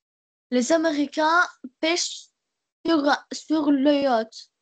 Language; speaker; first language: French; non-native, learner; Arabic